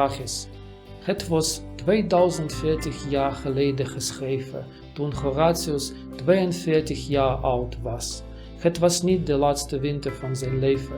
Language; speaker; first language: Dutch; non-native, learner; Russian